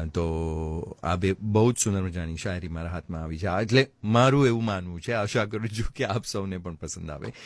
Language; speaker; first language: Gujarati; early bilingual, heritage; Gujarati